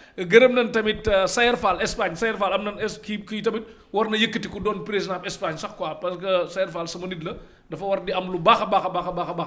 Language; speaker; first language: Wolof; native; Wolof